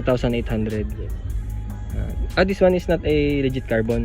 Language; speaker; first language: English; non-native, local second language; Filipino